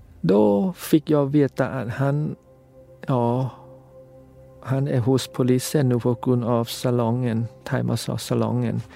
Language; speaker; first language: Swedish; non-native, learner; Thai